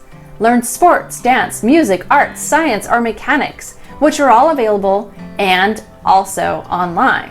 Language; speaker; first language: English; native; English